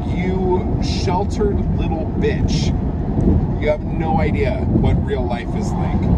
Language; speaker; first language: English; native; English